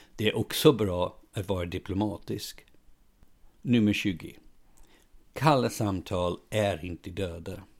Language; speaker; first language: Swedish; non-native, fluent; English